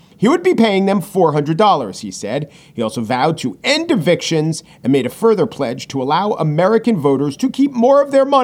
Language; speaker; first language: English; native; English